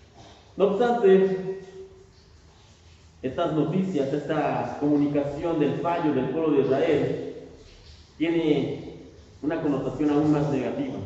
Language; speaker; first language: Spanish; native; Spanish